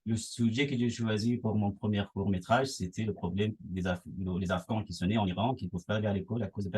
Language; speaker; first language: French; non-native, fluent; Persian